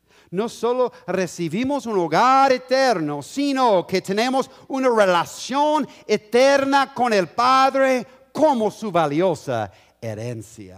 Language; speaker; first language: Spanish; non-native, fluent; English